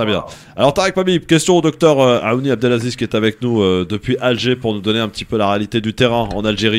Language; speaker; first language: French; native; French